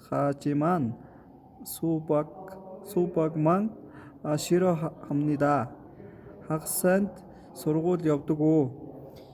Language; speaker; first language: Korean; non-native, fluent; Mongolian